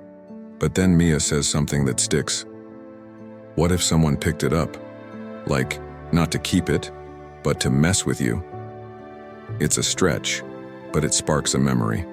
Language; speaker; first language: English; native; English